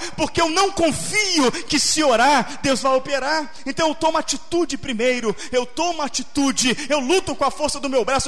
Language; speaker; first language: Portuguese; native; Portuguese